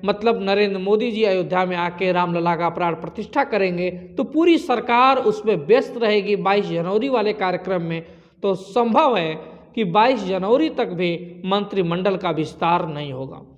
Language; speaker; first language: Hindi; native; Hindi